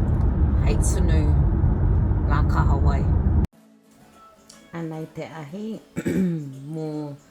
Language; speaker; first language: Māori; non-native, local second language; English